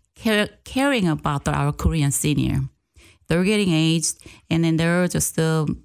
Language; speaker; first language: English; non-native, learner; Korean